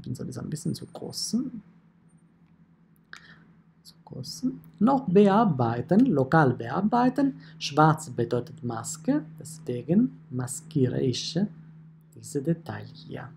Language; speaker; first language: German; non-native, fluent; Italian